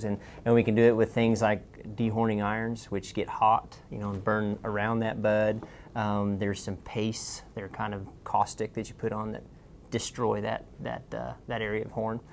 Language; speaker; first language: English; native; English